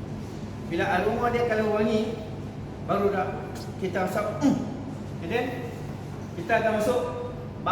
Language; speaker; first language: Malay; native; Malay